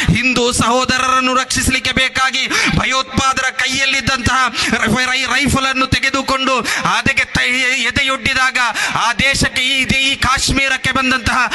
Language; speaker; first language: Kannada; non-native, local second language; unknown